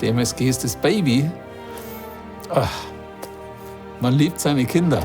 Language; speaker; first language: German; native; German